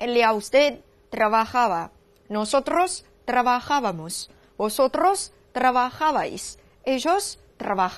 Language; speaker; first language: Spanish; non-native, learner; Chinese